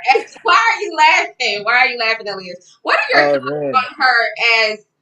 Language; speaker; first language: English; native; English